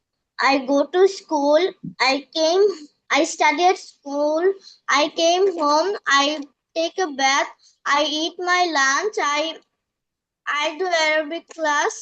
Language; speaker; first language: English; non-native, learner; Bangla